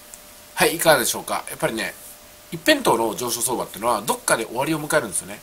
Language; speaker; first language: Japanese; native; Japanese